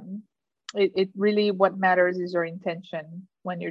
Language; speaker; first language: English; non-native, fluent; Portuguese